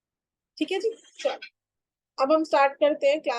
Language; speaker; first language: Hindi; native; Hindi